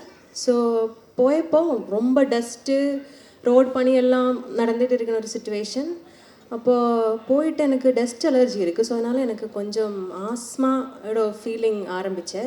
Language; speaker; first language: Tamil; non-native, learner; Malayalam